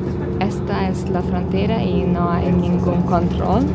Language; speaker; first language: Spanish; non-native, learner; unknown